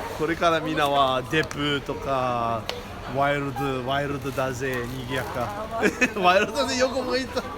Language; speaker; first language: Japanese; non-native, learner; English